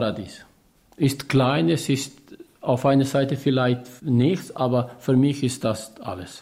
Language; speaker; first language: German; non-native, learner; Albanian